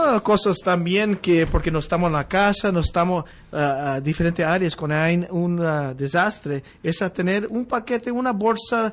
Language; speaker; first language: Spanish; early bilingual, heritage; Spanish